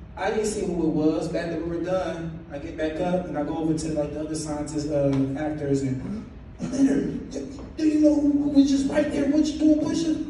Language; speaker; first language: English; native; English